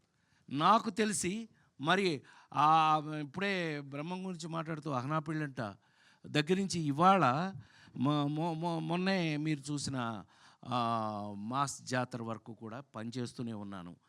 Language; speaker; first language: Telugu; native; Telugu